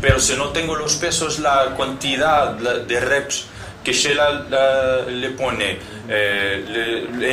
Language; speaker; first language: Spanish; non-native, learner; Portuguese